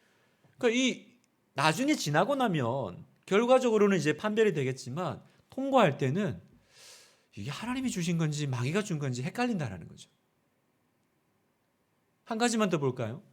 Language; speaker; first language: Korean; native; Korean